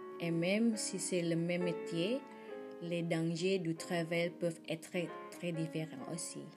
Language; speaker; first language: French; non-native, learner; Indonesian